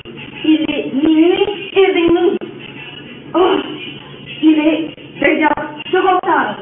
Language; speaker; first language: French; non-native, learner; Spanish